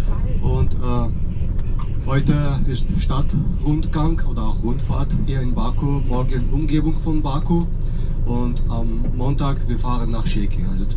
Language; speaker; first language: German; non-native, fluent; Azerbaijani